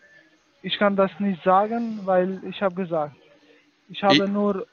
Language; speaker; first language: German; non-native, learner; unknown